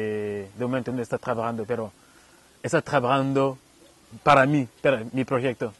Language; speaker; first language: Spanish; non-native, fluent; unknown